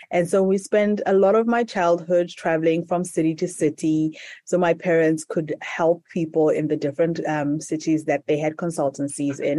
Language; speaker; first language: English; non-native, local second language; Shona